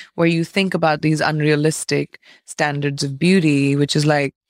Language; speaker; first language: English; non-native, local second language; Hindi